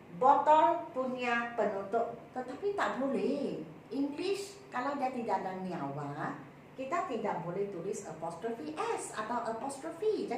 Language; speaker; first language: Malay; non-native, local second language; Chinese